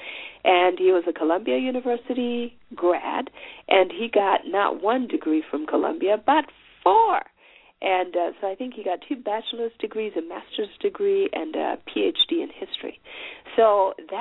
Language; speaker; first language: English; non-native, local second language; Shona